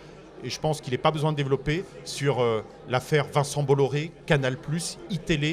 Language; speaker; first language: French; native; French